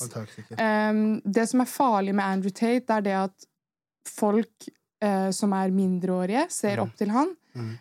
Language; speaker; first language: Norwegian; native; Norwegian